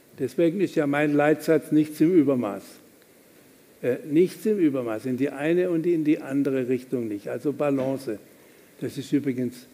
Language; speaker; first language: German; native; German